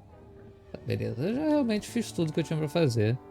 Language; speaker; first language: Portuguese; native; Portuguese